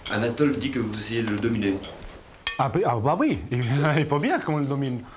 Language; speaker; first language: French; non-native, fluent; Portuguese